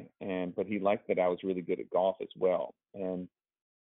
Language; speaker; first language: English; native; English